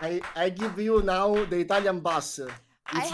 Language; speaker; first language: English; non-native, learner; Italian